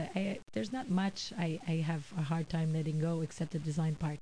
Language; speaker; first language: English; native; English